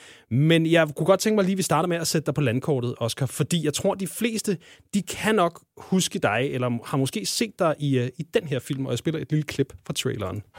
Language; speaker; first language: Danish; native; Danish